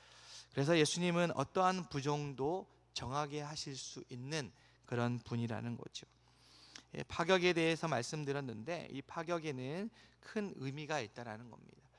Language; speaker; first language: Korean; native; Korean